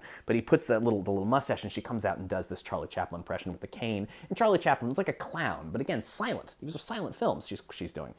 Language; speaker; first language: English; native; English